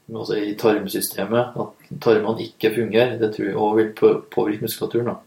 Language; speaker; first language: Norwegian; native; Norwegian